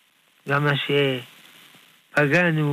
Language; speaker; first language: Hebrew; non-native, fluent; French